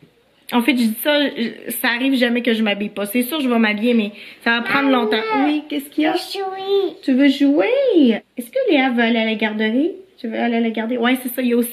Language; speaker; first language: French; native; French